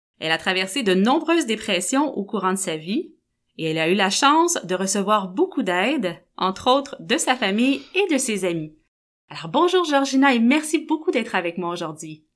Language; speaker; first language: French; native; French